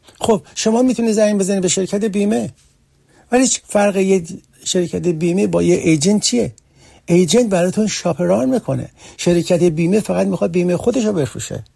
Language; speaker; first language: Persian; early bilingual, heritage; Persian